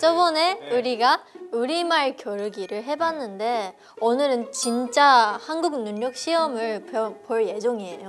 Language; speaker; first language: Korean; non-native, fluent; Japanese